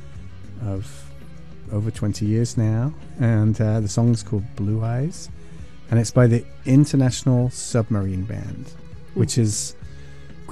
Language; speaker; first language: English; native; English